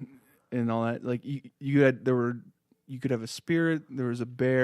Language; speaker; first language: English; native; English